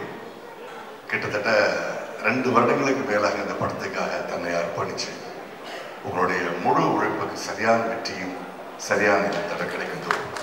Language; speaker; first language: Tamil; native; Tamil